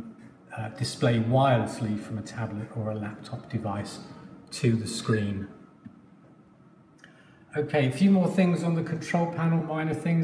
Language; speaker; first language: English; native; English